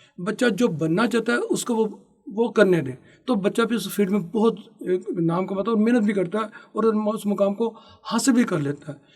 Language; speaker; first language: Urdu; non-native, local second language; Punjabi